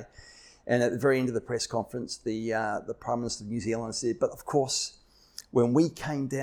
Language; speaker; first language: English; native; English